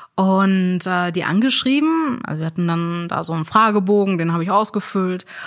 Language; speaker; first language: German; native; German